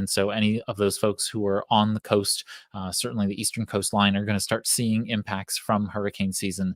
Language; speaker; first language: English; native; English